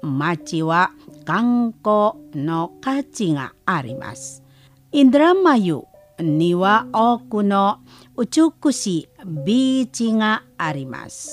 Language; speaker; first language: Japanese; non-native, fluent; Indonesian